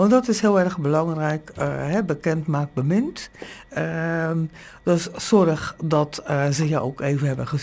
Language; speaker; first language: Dutch; native; Dutch